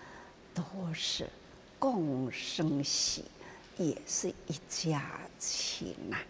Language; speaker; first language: Chinese; non-native, local second language; Min Nan Chinese